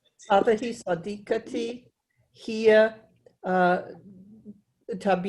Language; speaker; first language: Arabic; non-native, learner; English